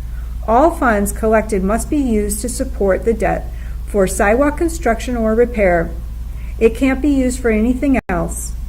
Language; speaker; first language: English; native; English